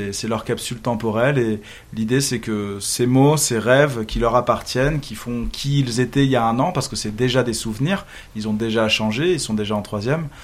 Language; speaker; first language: French; native; French